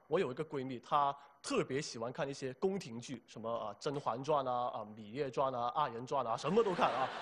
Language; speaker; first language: Chinese; native; Chinese